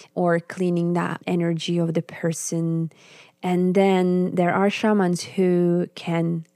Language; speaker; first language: English; non-native, fluent; Russian